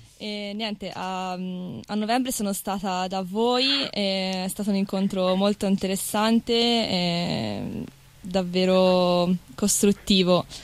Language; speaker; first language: Italian; native; Italian